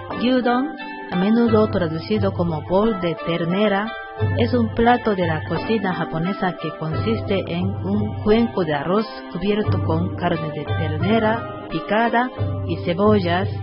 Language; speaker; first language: Spanish; non-native, learner; Japanese